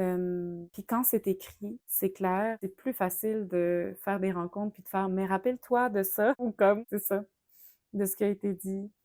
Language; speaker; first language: French; native; French